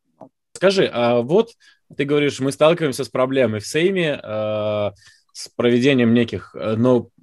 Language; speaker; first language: Russian; native; Russian